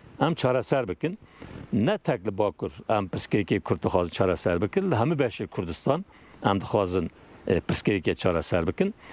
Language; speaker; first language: Kurdish; non-native, local second language; Turkish